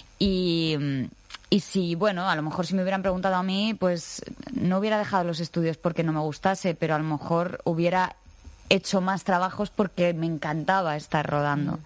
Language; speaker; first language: Spanish; native; Spanish